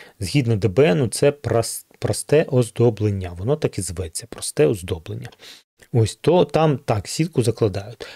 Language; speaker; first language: Ukrainian; non-native, local second language; Russian